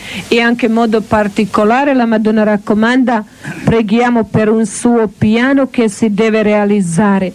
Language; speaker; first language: Italian; non-native, learner; Croatian